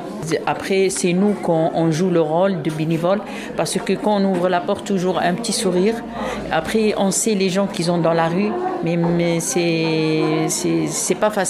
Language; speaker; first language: French; non-native, fluent; Arabic